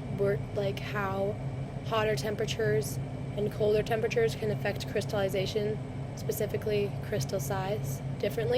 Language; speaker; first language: English; native; English